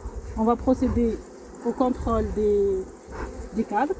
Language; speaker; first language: French; non-native, local second language; Arabic